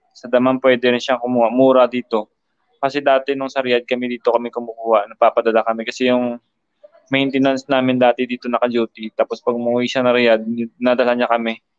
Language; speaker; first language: Filipino; native; Filipino